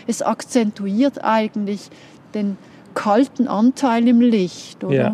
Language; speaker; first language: German; native; German